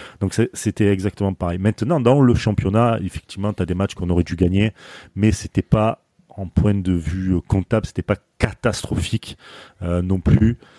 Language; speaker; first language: French; native; French